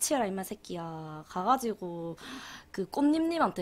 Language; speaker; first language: Korean; native; Korean